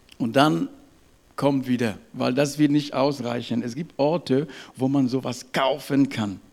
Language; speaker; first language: German; non-native, fluent; French